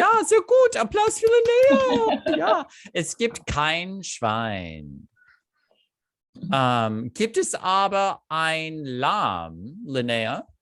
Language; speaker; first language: German; non-native, fluent; English